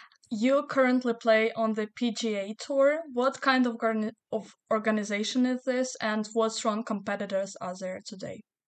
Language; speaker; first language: English; non-native, fluent; Ukrainian